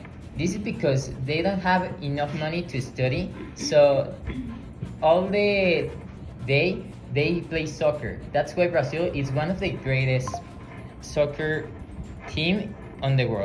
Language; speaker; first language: English; non-native, learner; Spanish